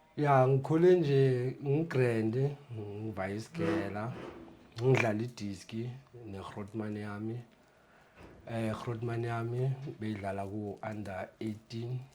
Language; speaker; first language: Zulu; native; Zulu